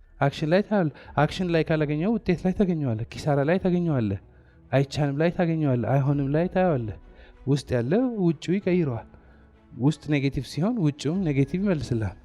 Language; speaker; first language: Amharic; non-native, local second language; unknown